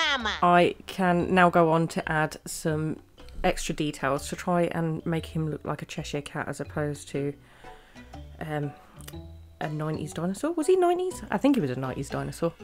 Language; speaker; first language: English; native; English